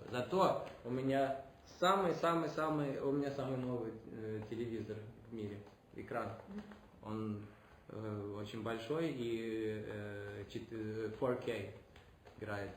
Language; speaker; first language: Russian; early bilingual, heritage; Russian